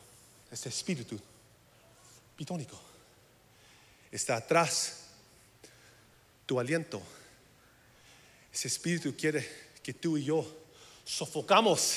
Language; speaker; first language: Spanish; early bilingual, heritage; English